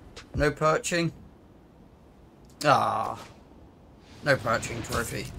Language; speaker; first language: English; native; English